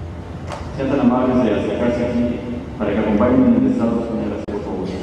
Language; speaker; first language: Spanish; native; Spanish